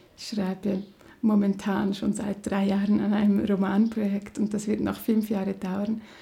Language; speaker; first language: German; non-native, local second language; Romansh